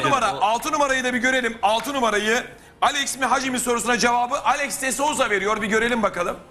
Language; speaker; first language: Turkish; native; Turkish